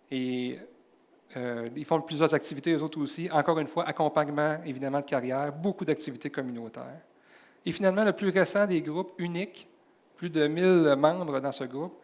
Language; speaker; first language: French; native; French